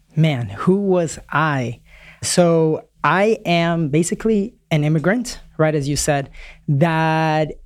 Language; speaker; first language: English; early bilingual, other home language; Spanish